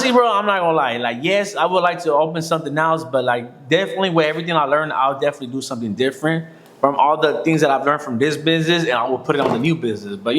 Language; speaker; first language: English; native; English